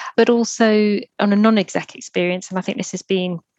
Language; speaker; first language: English; native; English